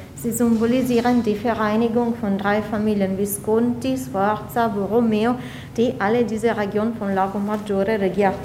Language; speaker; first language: German; non-native, fluent; Italian